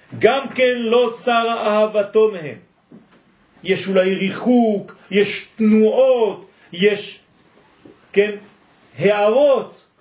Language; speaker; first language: Hebrew; non-native, fluent; French